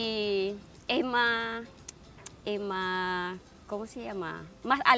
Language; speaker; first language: Spanish; non-native, fluent; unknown